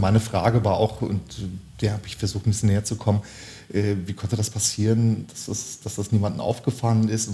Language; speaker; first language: German; early bilingual, other home language; Turkish